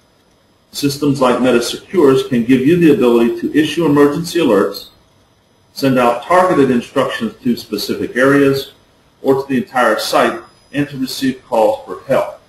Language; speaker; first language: English; native; English